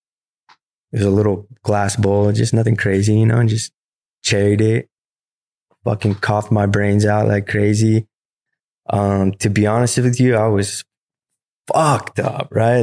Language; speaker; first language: English; native; English